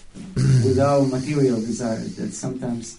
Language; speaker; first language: English; non-native, learner; Russian